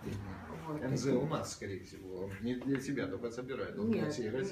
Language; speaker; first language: Russian; native; Russian